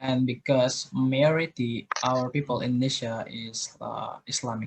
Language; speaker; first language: English; non-native, learner; Indonesian